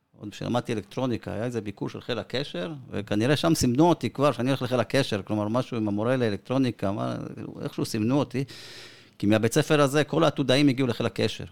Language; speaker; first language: Hebrew; early bilingual, other home language; Spanish